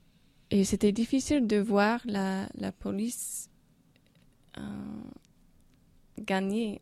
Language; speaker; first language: French; non-native, learner; English